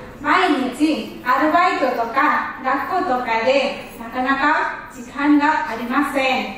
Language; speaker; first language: Japanese; non-native, fluent; Nepali